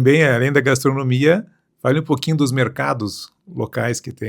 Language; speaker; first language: Portuguese; native; Portuguese